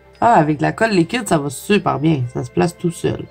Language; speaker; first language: French; native; French